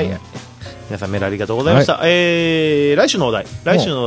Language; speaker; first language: Japanese; native; Japanese